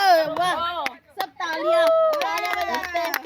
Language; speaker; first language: Hindi; non-native, local second language; Rongmei Naga